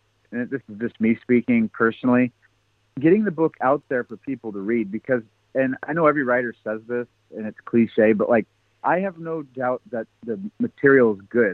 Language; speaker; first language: English; native; English